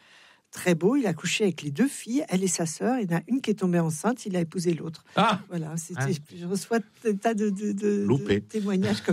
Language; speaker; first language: French; native; French